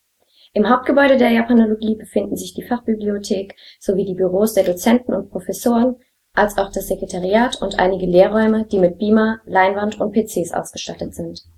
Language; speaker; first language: German; native; German